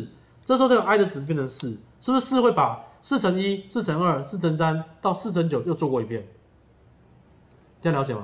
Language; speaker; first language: Chinese; native; Chinese